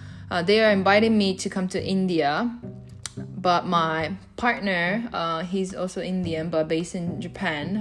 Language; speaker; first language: English; non-native, fluent; Japanese